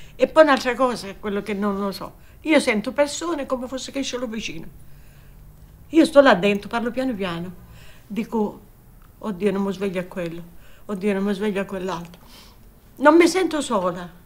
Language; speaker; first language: Italian; native; Italian